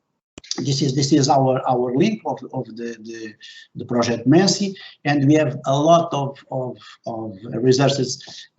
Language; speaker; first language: English; non-native, fluent; Portuguese